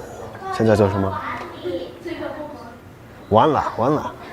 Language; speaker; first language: Chinese; non-native, learner; English